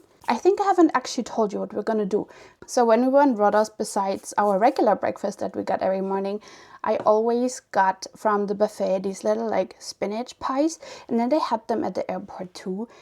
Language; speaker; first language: English; non-native, fluent; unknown